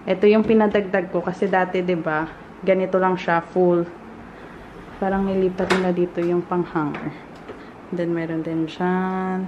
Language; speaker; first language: Filipino; non-native, local second language; Hiligaynon